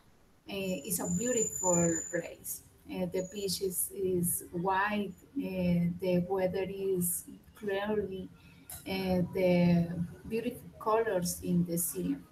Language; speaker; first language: English; non-native, learner; Spanish